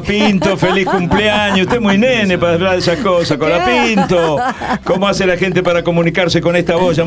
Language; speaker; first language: Spanish; native; Spanish